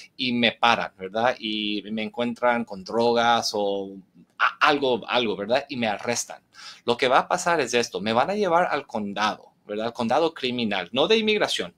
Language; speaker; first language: Spanish; early bilingual, heritage; Spanish